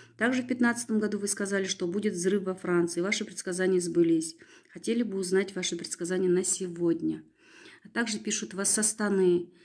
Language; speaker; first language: Russian; non-native, local second language; Kazakh